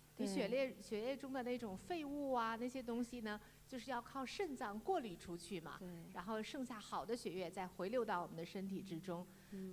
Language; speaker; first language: Chinese; native; Chinese